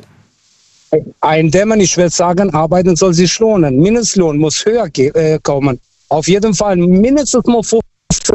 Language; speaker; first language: German; early bilingual, other home language; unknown